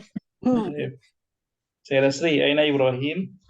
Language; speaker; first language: Indonesian; native; Indonesian